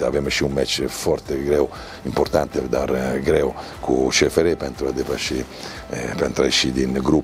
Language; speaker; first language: Romanian; non-native, learner; Italian